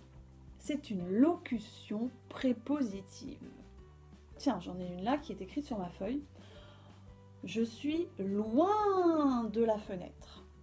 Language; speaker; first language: French; native; French